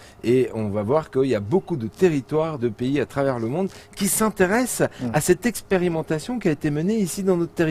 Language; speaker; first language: French; native; French